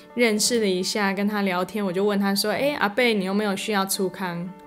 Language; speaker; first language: Chinese; non-native, fluent; English